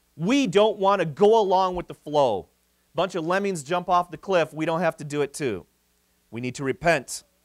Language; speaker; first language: English; native; English